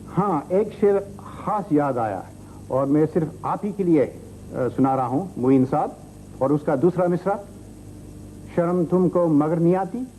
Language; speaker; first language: Urdu; non-native, fluent; English